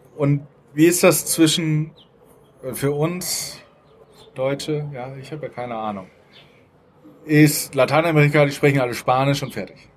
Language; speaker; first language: German; native; German